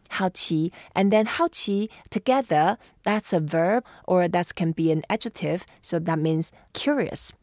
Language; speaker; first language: English; non-native, fluent; Chinese